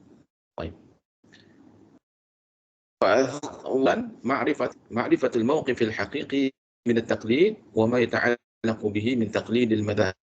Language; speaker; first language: Arabic; non-native, fluent; Malay